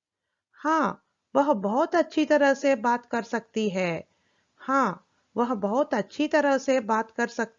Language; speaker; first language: Hindi; non-native, local second language; Telugu